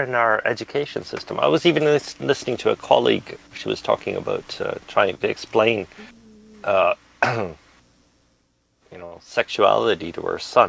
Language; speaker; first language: English; native; English